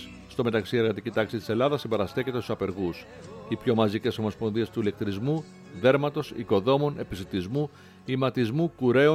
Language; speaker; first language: Greek; native; Greek